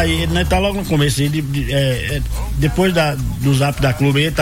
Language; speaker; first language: Portuguese; native; Portuguese